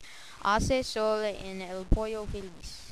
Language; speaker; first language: Spanish; non-native, learner; English